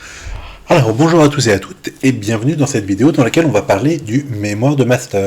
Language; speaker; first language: French; native; French